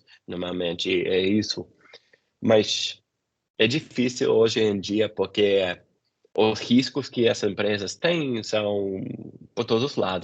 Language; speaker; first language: Portuguese; non-native, fluent; English